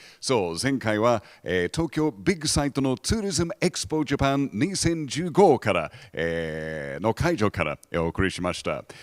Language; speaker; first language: Japanese; non-native, fluent; English